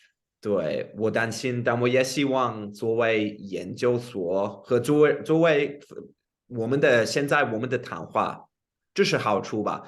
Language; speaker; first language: Chinese; non-native, fluent; English